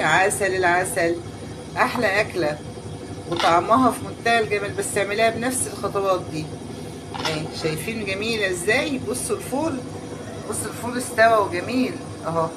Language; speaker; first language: Arabic; native; Arabic